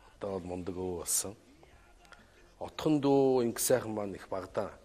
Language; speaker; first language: Mongolian; native; Mongolian